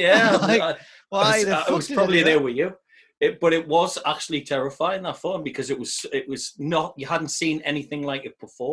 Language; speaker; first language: English; native; English